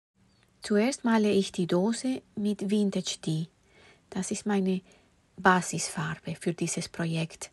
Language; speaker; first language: German; non-native, fluent; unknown